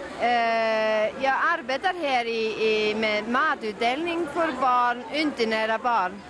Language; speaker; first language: Danish; non-native, learner; Icelandic